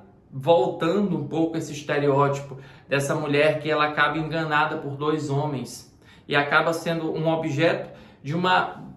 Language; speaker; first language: Portuguese; native; Portuguese